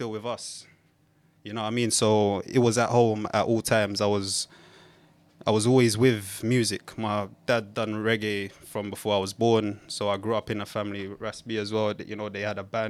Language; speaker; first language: English; native; English